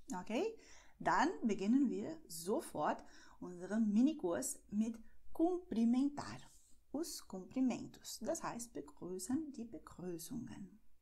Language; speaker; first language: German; non-native, fluent; Portuguese